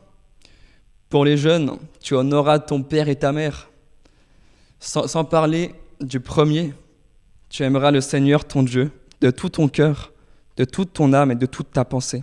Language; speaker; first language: French; native; French